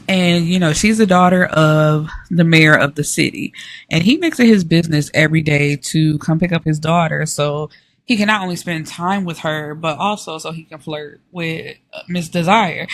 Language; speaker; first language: English; native; English